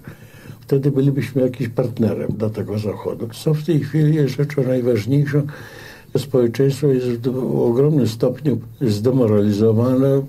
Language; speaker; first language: Polish; native; Polish